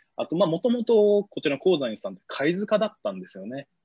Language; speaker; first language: Japanese; native; Japanese